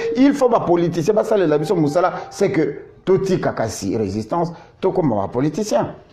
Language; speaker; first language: French; non-native, local second language; Lingala